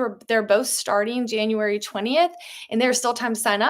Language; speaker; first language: English; native; English